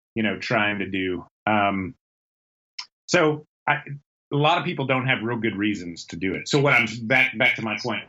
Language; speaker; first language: English; native; English